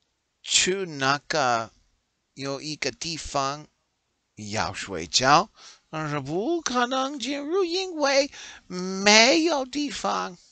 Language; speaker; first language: Chinese; non-native, learner; English